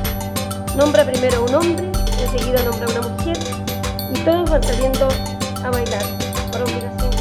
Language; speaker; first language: Spanish; native; Spanish